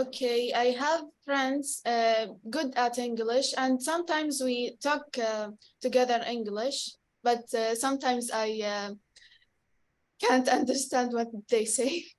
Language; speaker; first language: English; non-native, learner; Arabic